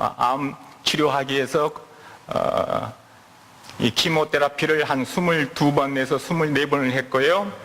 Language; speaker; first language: Korean; native; Korean